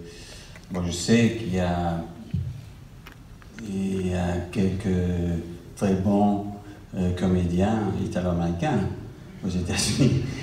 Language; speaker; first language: French; non-native, fluent; English